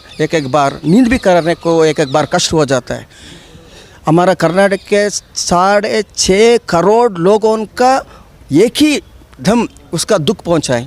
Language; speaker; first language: Hindi; non-native, local second language; Kannada